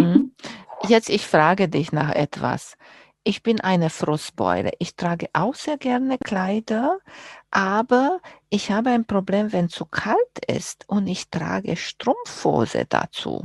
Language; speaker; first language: German; non-native, fluent; Romanian